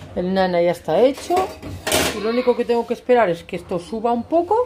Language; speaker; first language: Spanish; native; Spanish